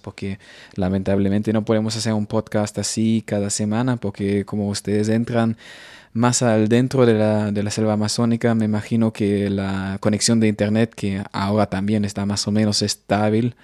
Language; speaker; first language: Spanish; non-native, fluent; German